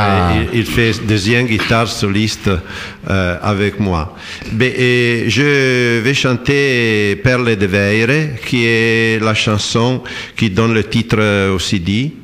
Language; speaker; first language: French; non-native, fluent; Italian